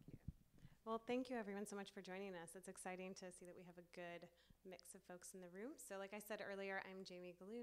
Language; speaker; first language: English; native; English